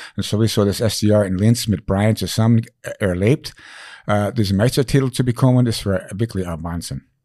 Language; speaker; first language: German; non-native, fluent; English